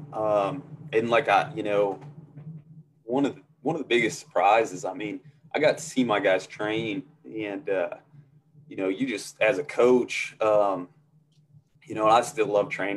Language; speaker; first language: English; native; English